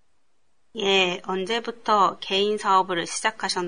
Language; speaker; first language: Korean; non-native, learner; Japanese